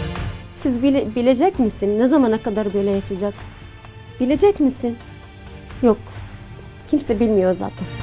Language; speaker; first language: Turkish; non-native, learner; Arabic